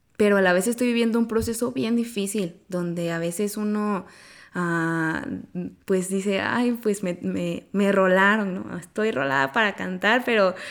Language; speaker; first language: Spanish; native; Spanish